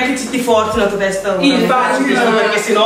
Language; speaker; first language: Italian; early bilingual, other home language; English